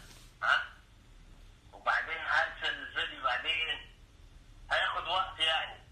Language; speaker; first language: Arabic; native; Arabic